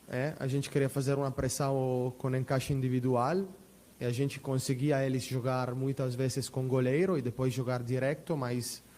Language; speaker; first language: Portuguese; non-native, fluent; Italian